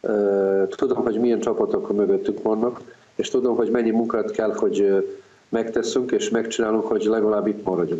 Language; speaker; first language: Hungarian; non-native, fluent; Serbian